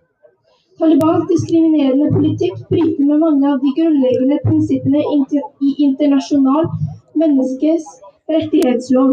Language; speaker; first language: Norwegian; early bilingual, other home language; Persian